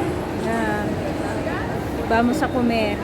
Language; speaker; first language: Spanish; non-native, learner; Filipino